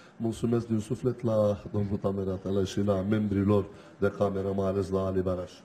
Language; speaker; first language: Romanian; non-native, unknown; Turkish